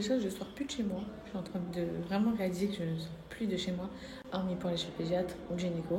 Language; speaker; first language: French; native; French